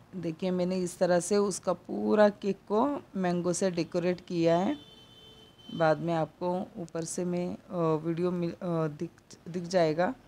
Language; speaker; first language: Hindi; non-native, local second language; Marathi